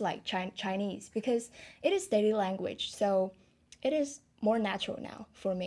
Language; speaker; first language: English; non-native, fluent; Chinese